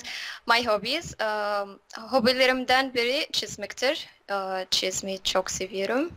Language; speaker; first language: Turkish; non-native, learner; Arabic